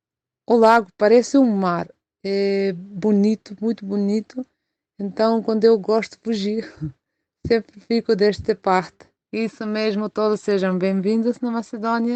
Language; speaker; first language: Portuguese; non-native, fluent; Macedonian